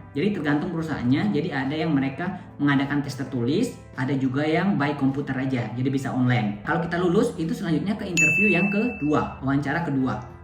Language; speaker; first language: Indonesian; native; Indonesian